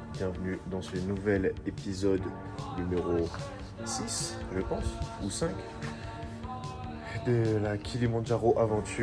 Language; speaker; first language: French; native; French